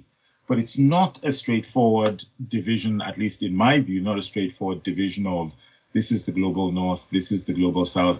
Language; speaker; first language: English; non-native, local second language; Yoruba